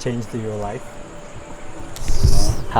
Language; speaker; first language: English; non-native, learner; Japanese